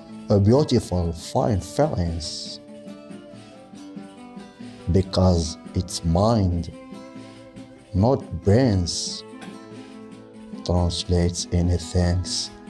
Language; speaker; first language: English; non-native, learner; Arabic